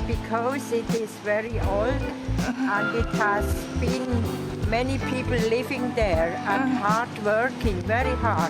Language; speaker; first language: English; non-native, learner; German